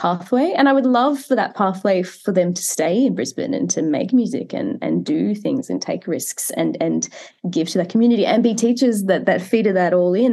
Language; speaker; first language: English; native; English